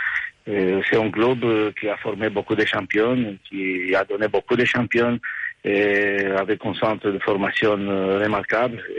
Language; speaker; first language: French; non-native, fluent; Romanian